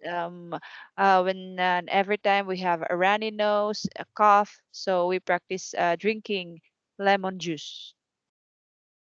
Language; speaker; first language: English; non-native, fluent; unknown